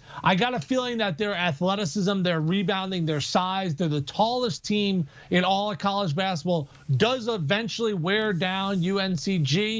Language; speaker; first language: English; native; English